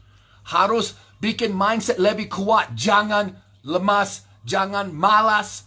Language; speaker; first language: Indonesian; non-native, learner; English